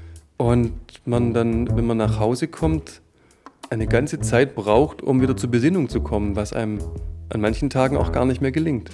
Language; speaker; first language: German; native; German